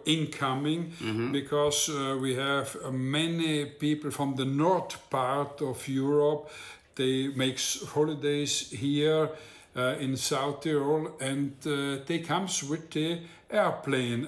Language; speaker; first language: English; non-native, learner; Italian